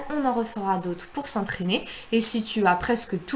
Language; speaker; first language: French; native; French